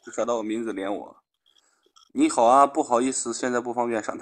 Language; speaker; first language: Chinese; native; Chinese